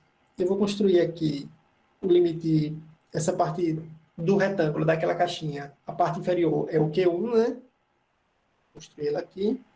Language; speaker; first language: Portuguese; native; Portuguese